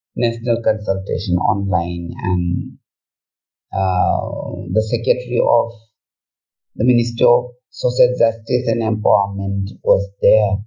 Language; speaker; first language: English; non-native, local second language; Manipuri